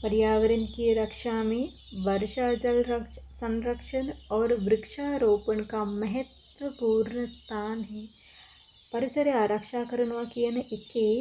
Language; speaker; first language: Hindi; non-native, fluent; Sinhala